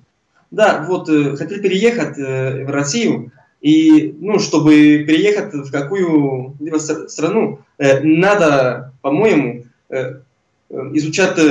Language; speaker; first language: Russian; non-native, fluent; Spanish